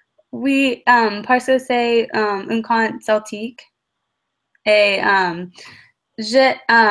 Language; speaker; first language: French; non-native, learner; English